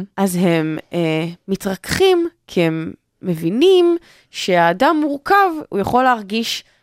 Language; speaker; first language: Hebrew; native; Hebrew